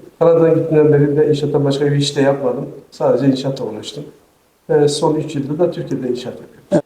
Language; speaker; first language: Turkish; native; Turkish